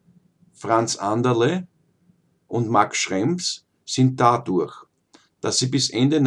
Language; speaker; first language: German; native; German